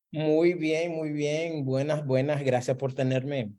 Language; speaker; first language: Spanish; early bilingual, heritage; Spanish